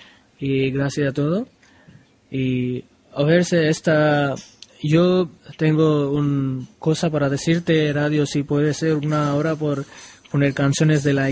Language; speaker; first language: Spanish; non-native, learner; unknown